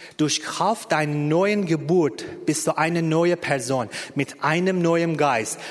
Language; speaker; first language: German; non-native, fluent; Persian